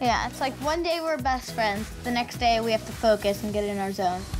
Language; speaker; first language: English; native; English